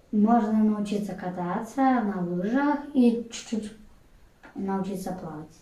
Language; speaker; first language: Russian; early bilingual, heritage; Russian